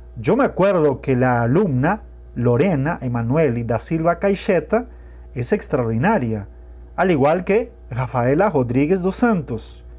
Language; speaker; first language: Spanish; non-native, fluent; Portuguese